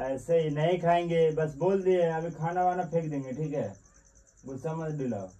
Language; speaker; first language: Hindi; native; Hindi